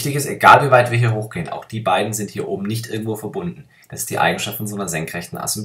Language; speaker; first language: German; native; German